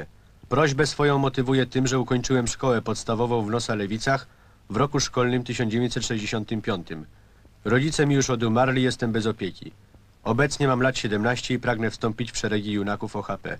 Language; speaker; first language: Polish; native; Polish